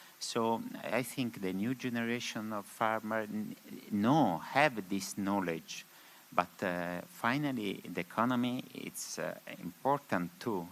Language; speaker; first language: English; non-native, learner; Spanish